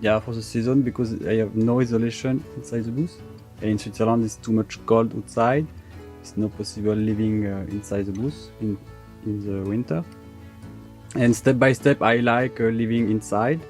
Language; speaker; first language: English; non-native, learner; French